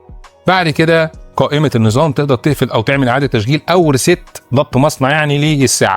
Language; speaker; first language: Arabic; native; Arabic